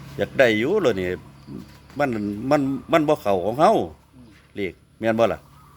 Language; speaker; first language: Thai; native; Thai